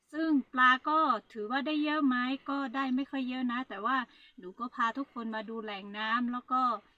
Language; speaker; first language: Thai; non-native, local second language; Hmong